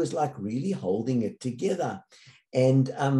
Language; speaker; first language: English; native; English